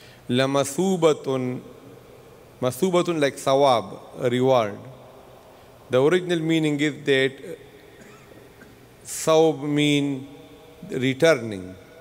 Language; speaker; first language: English; non-native, local second language; Urdu